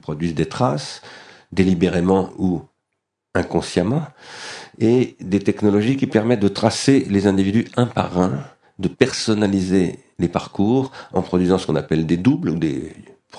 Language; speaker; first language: French; native; French